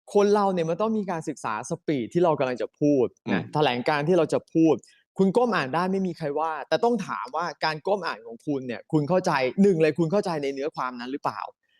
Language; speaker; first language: Thai; native; Thai